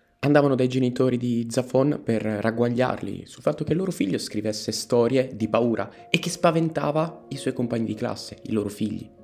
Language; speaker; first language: Italian; native; Italian